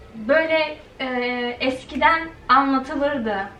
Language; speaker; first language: Turkish; early bilingual, heritage; Turkish